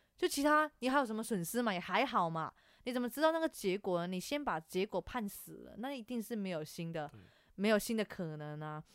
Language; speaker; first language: Chinese; non-native, local second language; Cantonese